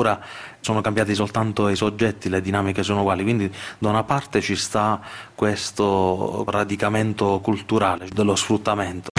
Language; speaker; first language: Italian; native; Italian